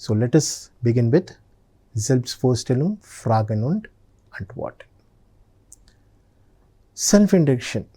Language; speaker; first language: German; non-native, fluent; Telugu